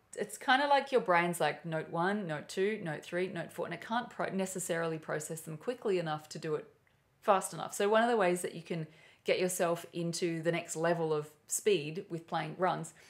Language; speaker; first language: English; native; English